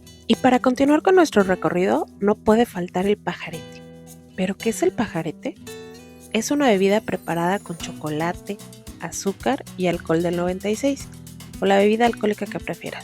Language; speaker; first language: Spanish; native; Spanish